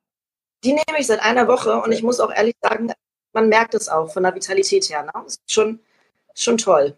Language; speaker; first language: German; native; German